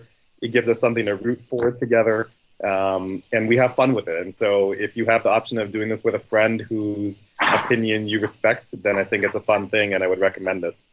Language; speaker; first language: English; native; English